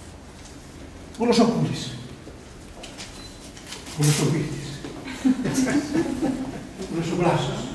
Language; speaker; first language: Greek; native; Greek